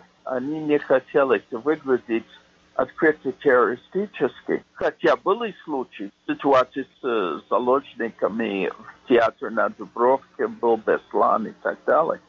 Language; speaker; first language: Russian; non-native, fluent; English